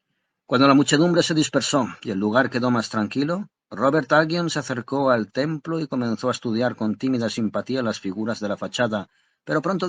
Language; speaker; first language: Spanish; native; Spanish